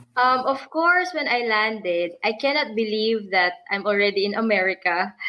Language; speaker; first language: English; non-native, local second language; Filipino